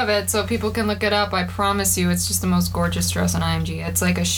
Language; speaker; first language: English; early bilingual, other home language; Albanian